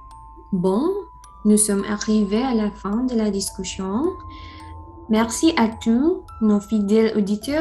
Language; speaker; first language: French; non-native, learner; Indonesian